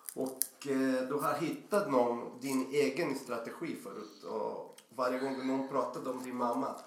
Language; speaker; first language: Swedish; non-native, fluent; Portuguese